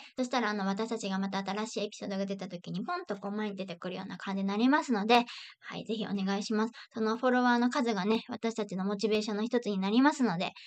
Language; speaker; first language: Japanese; native; Japanese